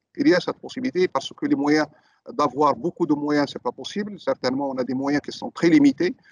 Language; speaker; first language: French; non-native, local second language; Arabic